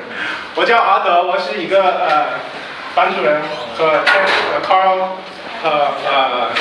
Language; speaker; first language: Chinese; non-native, fluent; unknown